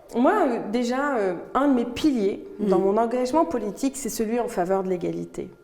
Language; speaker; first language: French; non-native, local second language; Arabic